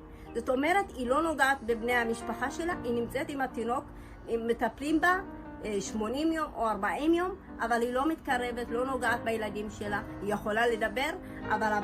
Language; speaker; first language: Hebrew; early bilingual, other home language; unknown